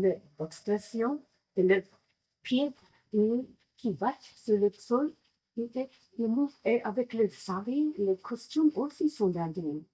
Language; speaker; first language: French; non-native, learner; English